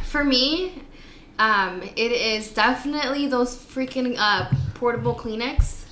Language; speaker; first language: English; early bilingual, other home language; Spanish